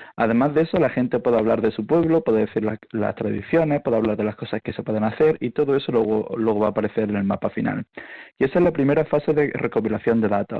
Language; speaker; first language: Spanish; native; Spanish